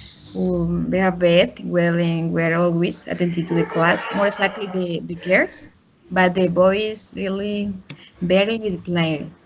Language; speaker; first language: English; non-native, learner; Spanish